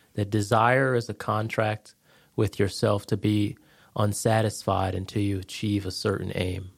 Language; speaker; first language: English; native; English